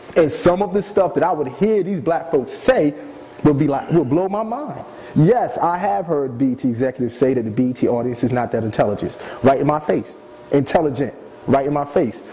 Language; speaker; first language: English; native; English